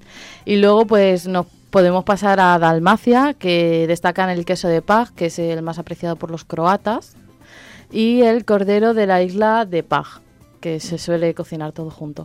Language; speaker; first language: Spanish; native; Spanish